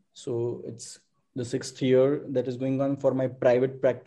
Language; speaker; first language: English; non-native, local second language; Gujarati